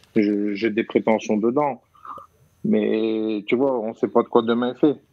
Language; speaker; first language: French; native; French